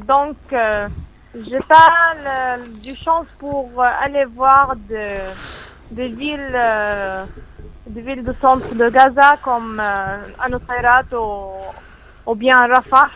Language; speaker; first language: French; non-native, learner; Arabic